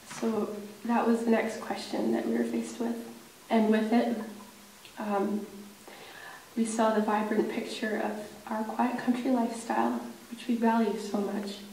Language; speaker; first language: English; native; English